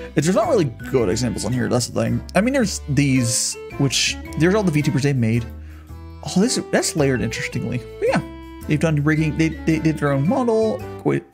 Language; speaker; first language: English; native; English